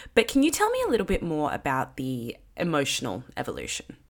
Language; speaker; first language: English; native; English